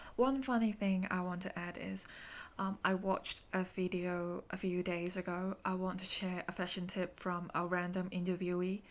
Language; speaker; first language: English; non-native, local second language; Cantonese